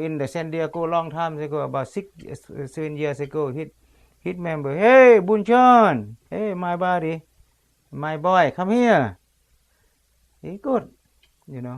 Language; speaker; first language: English; non-native, learner; Lao